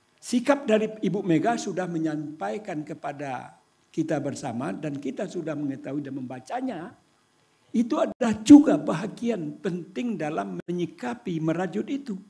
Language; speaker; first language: Indonesian; non-native, local second language; Minangkabau